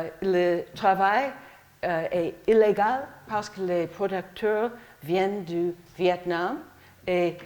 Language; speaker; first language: French; non-native, fluent; English